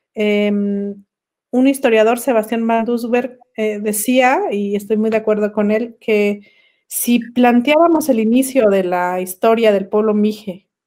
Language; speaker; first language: Spanish; non-native, local second language; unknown